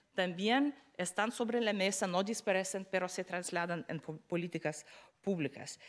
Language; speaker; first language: Spanish; non-native, fluent; Lithuanian